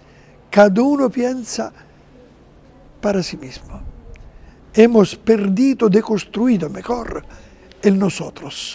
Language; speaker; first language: Spanish; non-native, fluent; Italian